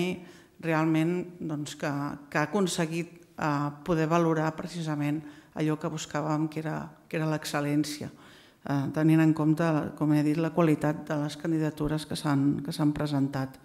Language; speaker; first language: Catalan; native; Catalan